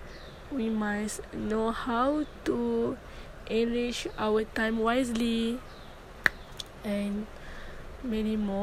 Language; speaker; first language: English; non-native, learner; Malay